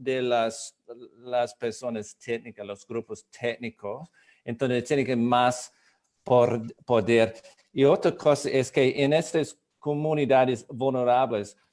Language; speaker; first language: Spanish; non-native, fluent; English